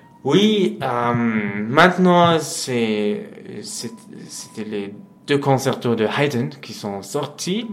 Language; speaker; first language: French; non-native, fluent; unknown